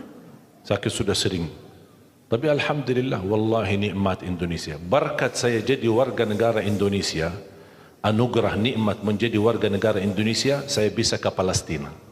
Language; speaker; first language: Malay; non-native, fluent; Arabic